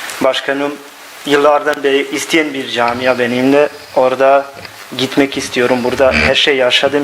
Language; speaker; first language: Turkish; non-native, learner; Bosnian